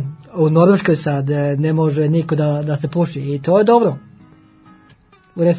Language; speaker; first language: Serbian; non-native, learner; Norwegian